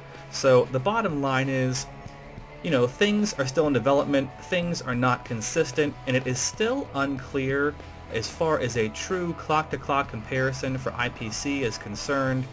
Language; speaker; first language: English; native; English